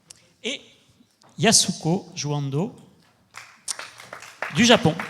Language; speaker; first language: French; native; French